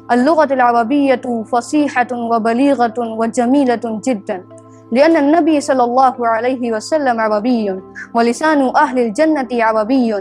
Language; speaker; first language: Arabic; non-native, learner; Urdu